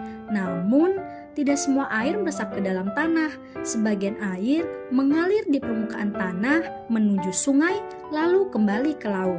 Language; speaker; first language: Indonesian; native; Indonesian